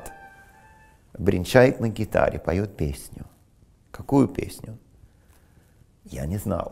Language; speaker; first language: Russian; non-native, fluent; English